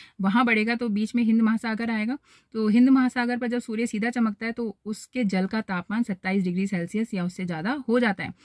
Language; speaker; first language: Hindi; native; Hindi